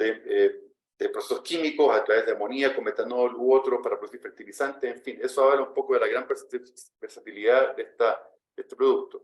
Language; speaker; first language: Spanish; native; Spanish